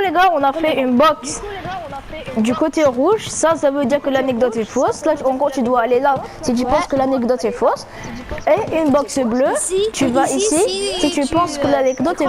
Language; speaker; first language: French; native; French